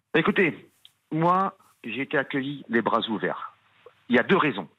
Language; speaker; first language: French; native; French